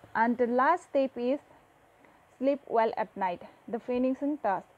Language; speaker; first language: English; non-native, local second language; Assamese